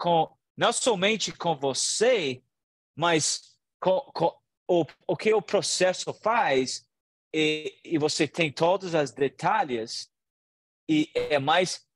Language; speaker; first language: Portuguese; non-native, learner; English